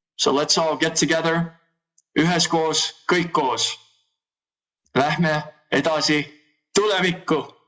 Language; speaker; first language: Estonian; early bilingual, heritage; Estonian